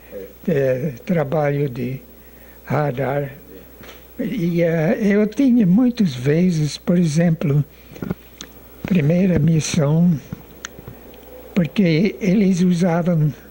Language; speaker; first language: Portuguese; non-native, fluent; English